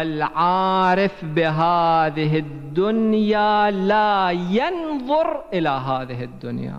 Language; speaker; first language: Arabic; native; Arabic